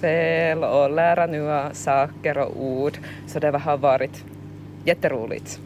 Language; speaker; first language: Swedish; non-native, local second language; Finnish